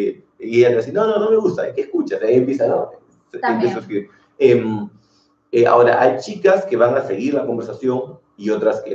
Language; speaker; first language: Spanish; native; Spanish